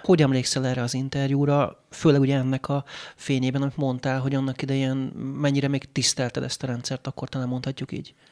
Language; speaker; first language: Hungarian; native; Hungarian